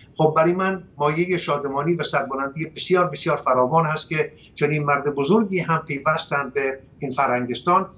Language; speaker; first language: Persian; non-native, local second language; Assyrian Neo-Aramaic